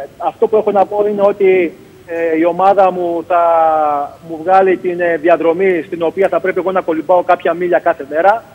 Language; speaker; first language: Greek; native; Greek